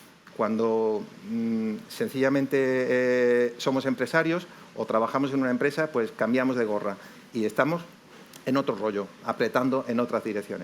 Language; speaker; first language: Spanish; native; Spanish